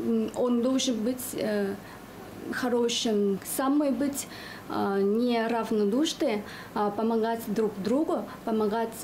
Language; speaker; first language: Russian; non-native, learner; Vietnamese